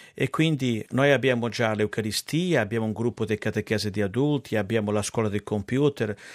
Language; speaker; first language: Italian; non-native, fluent; Portuguese